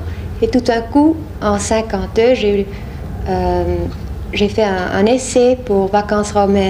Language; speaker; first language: French; non-native, fluent; Dutch